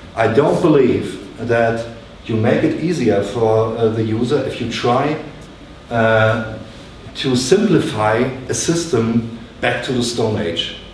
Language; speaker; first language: English; non-native, fluent; German